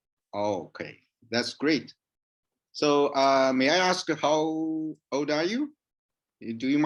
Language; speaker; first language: English; non-native, learner; Chinese